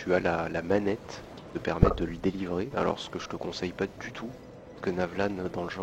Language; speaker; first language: French; native; French